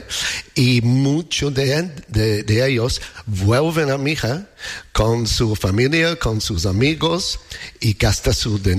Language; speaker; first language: Spanish; non-native, learner; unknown